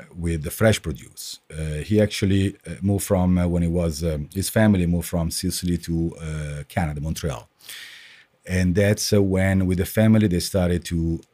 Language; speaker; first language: English; non-native, fluent; Italian